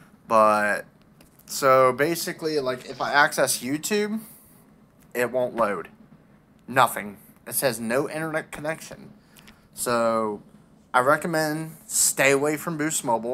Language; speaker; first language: English; native; English